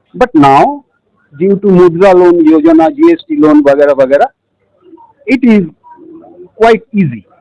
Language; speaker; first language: English; non-native, local second language; Bangla